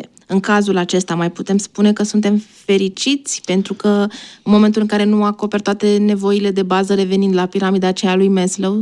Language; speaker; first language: Romanian; native; Romanian